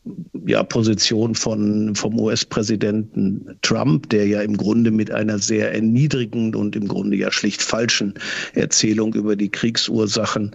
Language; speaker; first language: German; native; German